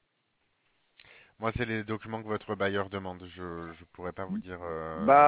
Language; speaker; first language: French; native; French